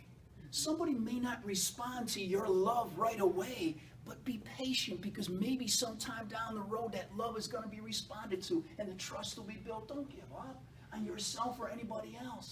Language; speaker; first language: English; native; English